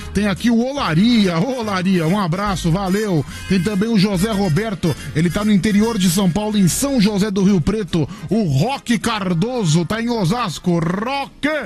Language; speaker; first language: Portuguese; native; Portuguese